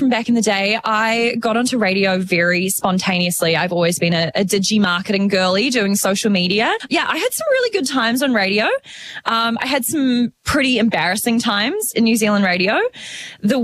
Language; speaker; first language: English; native; English